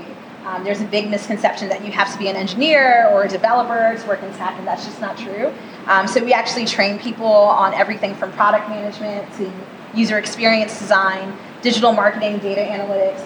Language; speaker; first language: English; native; English